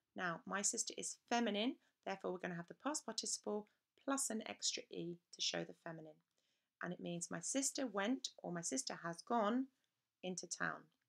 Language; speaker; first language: English; native; English